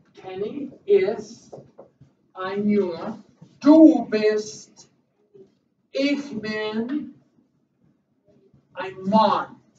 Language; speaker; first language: German; non-native, learner; English